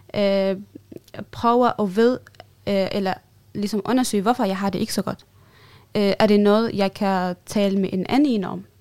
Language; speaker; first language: Danish; non-native, fluent; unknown